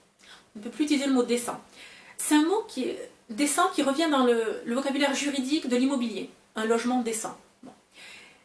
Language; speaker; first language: French; native; French